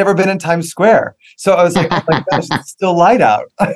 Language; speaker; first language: English; native; English